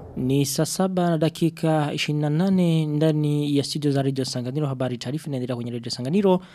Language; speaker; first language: Swahili; non-native, local second language; Rundi